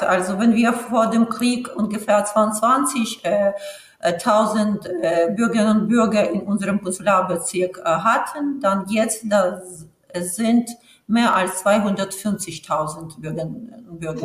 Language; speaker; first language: German; non-native, fluent; Ukrainian